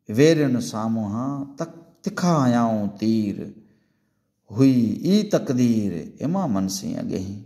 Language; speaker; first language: Urdu; non-native, local second language; Sindhi